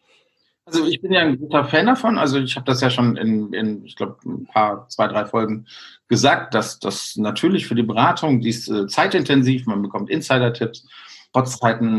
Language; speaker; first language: German; native; German